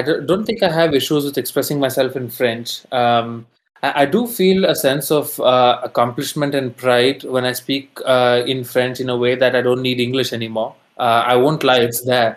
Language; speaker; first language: English; non-native, local second language; Tamil